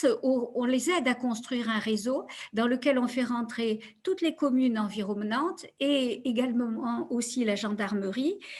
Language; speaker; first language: French; native; French